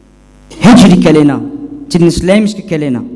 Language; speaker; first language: Danish; non-native, fluent; Arabic